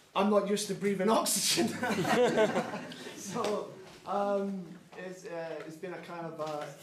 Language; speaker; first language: English; native; English